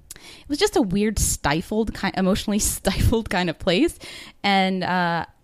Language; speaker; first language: English; native; English